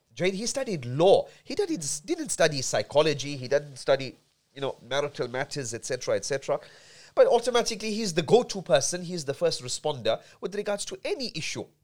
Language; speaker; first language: English; native; English